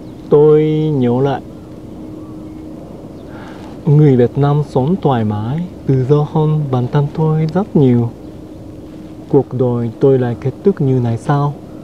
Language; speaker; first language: Vietnamese; non-native, fluent; Japanese